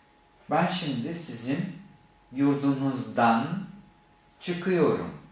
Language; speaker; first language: Turkish; non-native, fluent; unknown